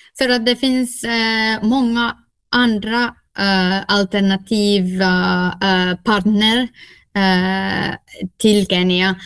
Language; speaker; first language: Swedish; non-native, local second language; Finnish